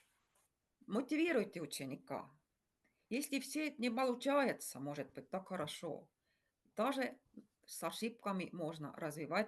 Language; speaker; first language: Russian; non-native, fluent; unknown